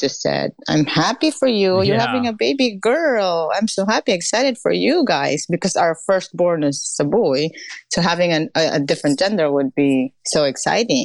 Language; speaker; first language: English; non-native, local second language; Filipino